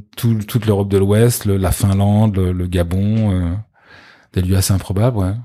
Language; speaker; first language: French; native; French